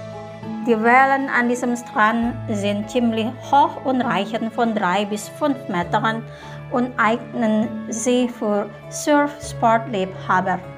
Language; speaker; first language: German; non-native, fluent; Indonesian